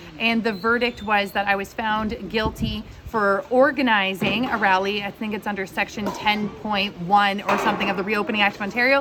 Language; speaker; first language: English; native; English